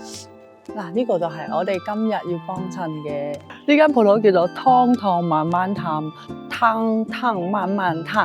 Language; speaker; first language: Chinese; non-native, local second language; Hakka Chinese